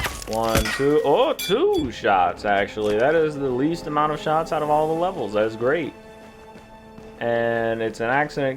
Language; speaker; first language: English; native; English